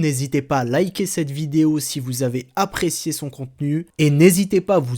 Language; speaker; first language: French; native; French